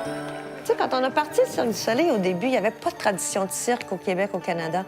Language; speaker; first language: French; native; French